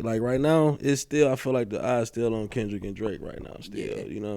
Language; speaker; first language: English; native; English